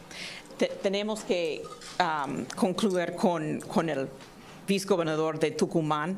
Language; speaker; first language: Spanish; non-native, fluent; English